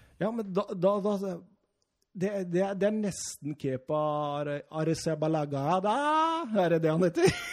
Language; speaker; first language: Norwegian; native; Norwegian